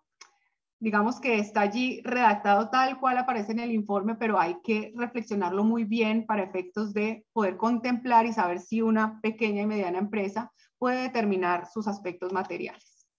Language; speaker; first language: Spanish; native; Spanish